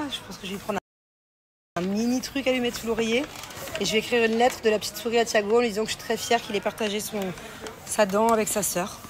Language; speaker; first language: French; native; French